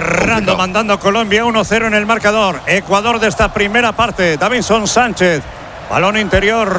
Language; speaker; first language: Spanish; native; Spanish